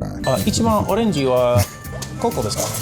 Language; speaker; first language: Japanese; non-native, learner; English